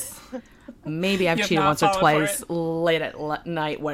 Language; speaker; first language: English; early bilingual, other home language; Polish